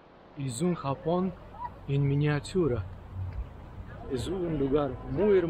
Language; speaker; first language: Spanish; non-native, learner; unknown